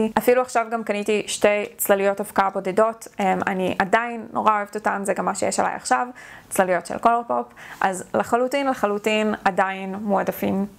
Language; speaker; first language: Hebrew; native; Hebrew